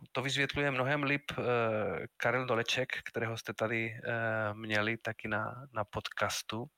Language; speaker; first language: Czech; non-native, fluent; Spanish